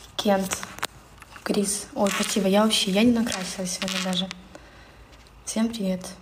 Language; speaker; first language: Russian; native; Russian